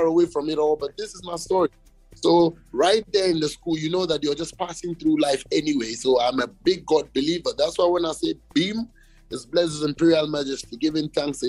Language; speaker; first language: English; non-native, local second language; Ewe